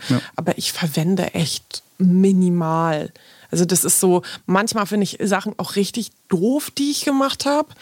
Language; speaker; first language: German; early bilingual, other home language; Polish